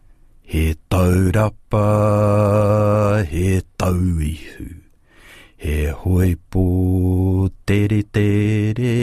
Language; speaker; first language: Māori; non-native, local second language; English